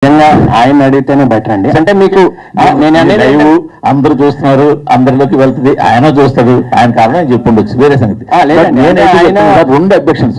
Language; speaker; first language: Telugu; native; Telugu